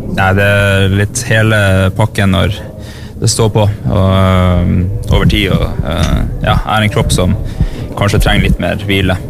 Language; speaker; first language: Norwegian; native; Norwegian